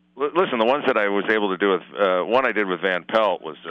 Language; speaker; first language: English; native; English